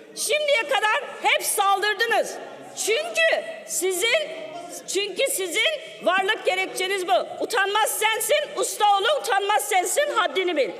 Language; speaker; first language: Turkish; non-native, local second language; Kurdish